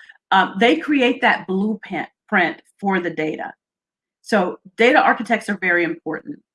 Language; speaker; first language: English; native; English